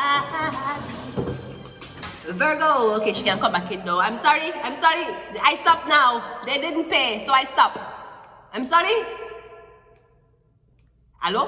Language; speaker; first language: English; native; English